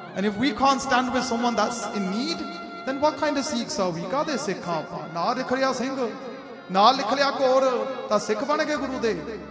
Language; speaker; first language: Punjabi; early bilingual, heritage; Punjabi